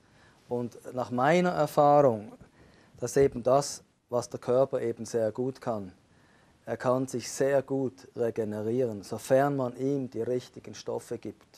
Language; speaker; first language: German; native; German